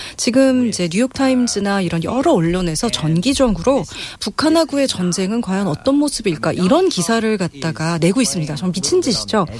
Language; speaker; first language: Korean; non-native, fluent; English